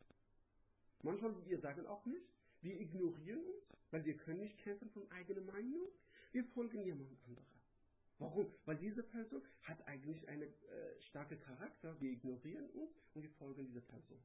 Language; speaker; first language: German; non-native, learner; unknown